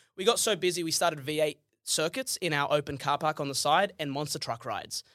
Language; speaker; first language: English; early bilingual, other home language; Arabic